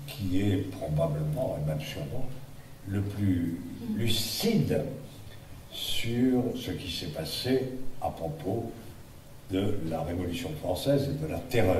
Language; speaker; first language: French; native; French